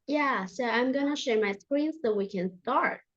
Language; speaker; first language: English; non-native, fluent; Vietnamese